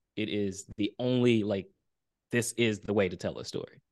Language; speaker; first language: English; early bilingual, other home language; Haitian Creole